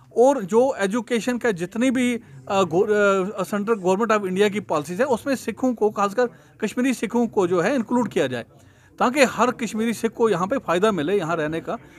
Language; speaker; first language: Hindi; non-native, local second language; Punjabi